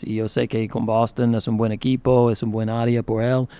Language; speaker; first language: Spanish; non-native, learner; English